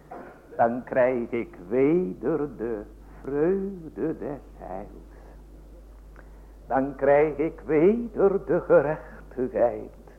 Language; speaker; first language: Dutch; native; Dutch